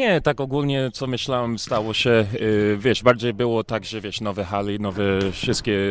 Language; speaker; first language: Polish; early bilingual, heritage; English